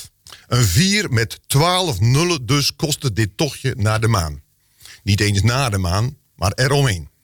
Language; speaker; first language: Dutch; native; Dutch